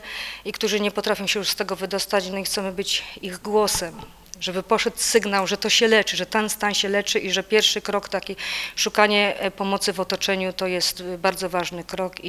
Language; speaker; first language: Polish; native; Polish